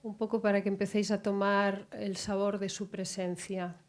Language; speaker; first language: Spanish; non-native, local second language; Catalan